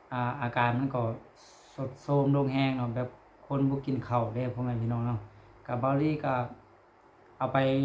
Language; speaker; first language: Lao; non-native, local second language; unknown